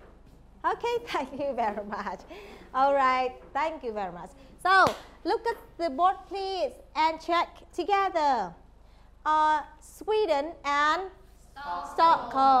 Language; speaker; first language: English; non-native, fluent; Vietnamese